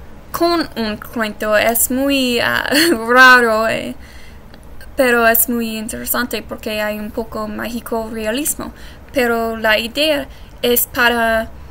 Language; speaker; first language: Spanish; non-native, learner; English